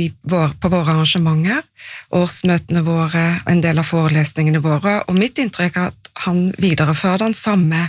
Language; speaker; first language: Norwegian; native; Norwegian